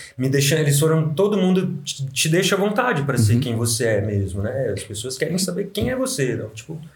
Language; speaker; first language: Portuguese; native; Portuguese